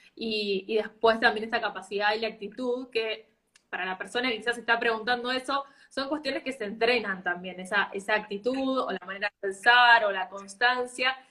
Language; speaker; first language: Spanish; native; Spanish